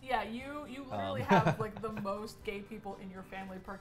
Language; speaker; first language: English; native; English